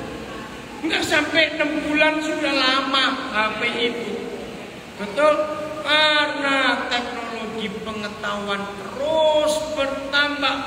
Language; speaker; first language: Indonesian; native; Indonesian